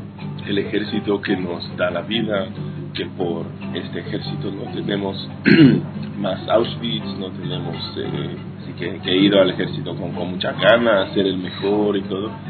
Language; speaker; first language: Spanish; non-native, fluent; Hebrew